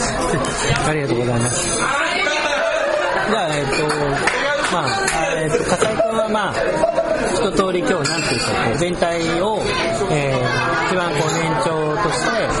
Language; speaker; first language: Japanese; native; Japanese